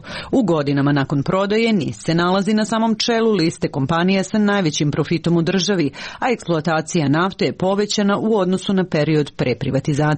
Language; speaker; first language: Serbian; native; Serbian